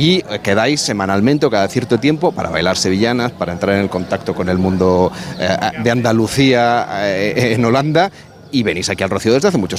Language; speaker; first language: Spanish; native; Spanish